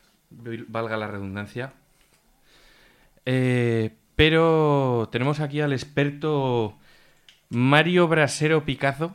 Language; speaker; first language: Spanish; native; Spanish